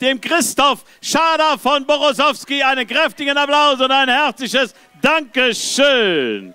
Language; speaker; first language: German; native; German